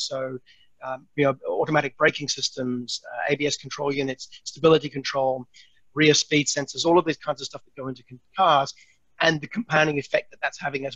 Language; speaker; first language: English; native; English